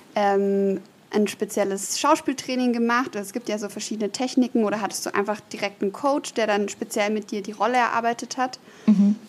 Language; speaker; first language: German; native; German